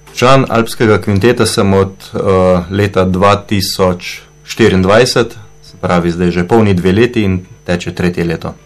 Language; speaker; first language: Slovenian; native; Slovenian